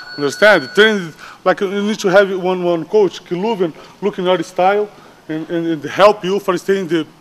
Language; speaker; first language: English; non-native, learner; Portuguese